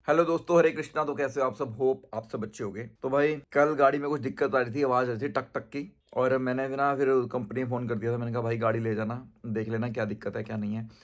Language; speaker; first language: Hindi; native; Hindi